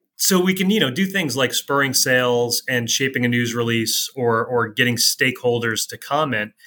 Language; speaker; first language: English; native; English